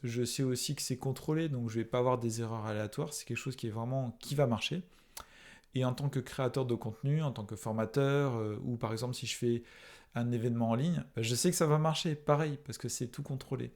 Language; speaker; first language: French; native; French